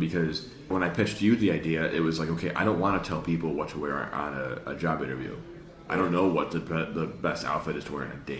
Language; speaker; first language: English; native; English